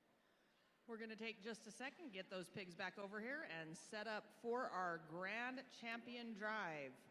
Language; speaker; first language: English; native; English